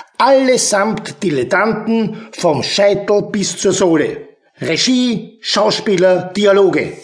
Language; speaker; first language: German; native; German